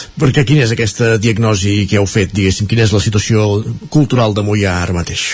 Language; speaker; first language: Catalan; native; Catalan